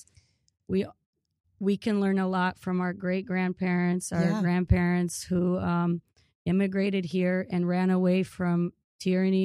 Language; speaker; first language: English; early bilingual, other home language; Ukrainian